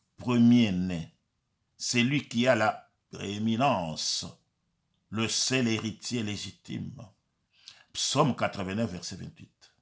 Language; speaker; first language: French; non-native, local second language; Lingala